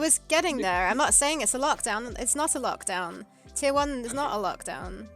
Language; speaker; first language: English; native; English